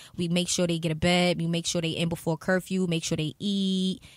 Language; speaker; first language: English; native; English